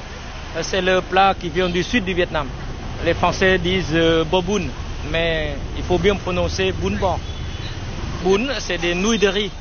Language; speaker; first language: French; non-native, fluent; Vietnamese